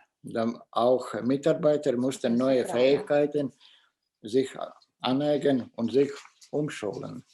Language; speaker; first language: German; non-native, fluent; Latvian